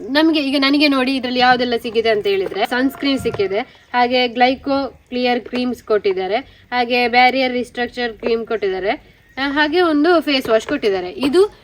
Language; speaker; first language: Kannada; native; Kannada